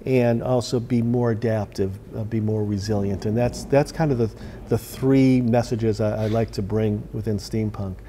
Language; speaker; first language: English; native; English